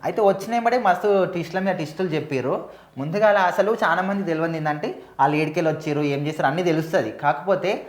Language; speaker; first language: Telugu; native; Telugu